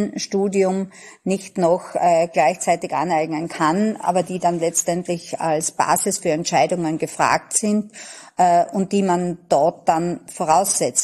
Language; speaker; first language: German; native; German